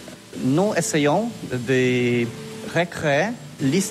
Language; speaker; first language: French; non-native, learner; Polish